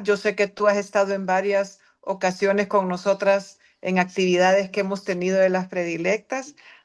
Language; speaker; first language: Spanish; native; Spanish